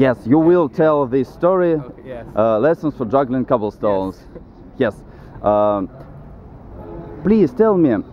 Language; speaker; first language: English; non-native, learner; Russian